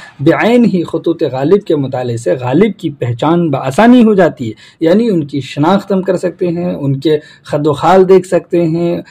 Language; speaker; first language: Urdu; native; Urdu